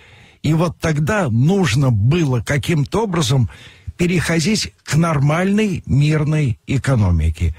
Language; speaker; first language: Russian; native; Russian